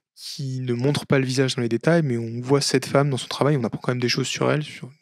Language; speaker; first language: French; native; French